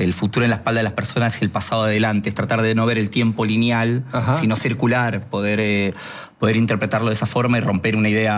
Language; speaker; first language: Spanish; non-native, local second language; Quechua